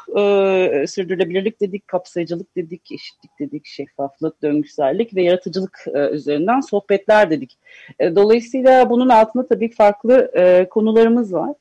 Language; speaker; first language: Turkish; early bilingual, heritage; Turkish